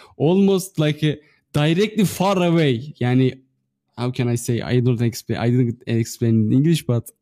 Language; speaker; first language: English; non-native, fluent; Turkish